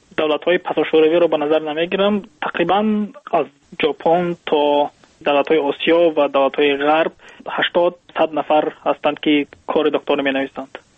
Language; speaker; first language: Persian; native; Persian